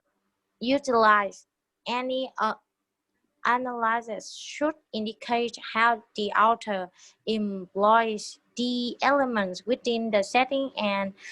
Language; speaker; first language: English; non-native, learner; Vietnamese